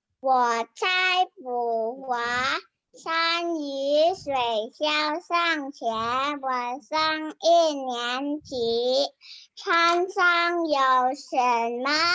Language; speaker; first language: Chinese; non-native, learner; Indonesian